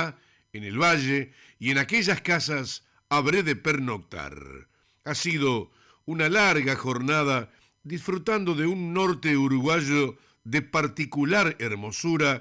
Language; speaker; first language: Spanish; native; Spanish